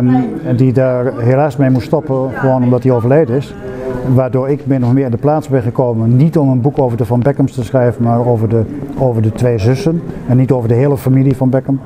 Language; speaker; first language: Dutch; native; Dutch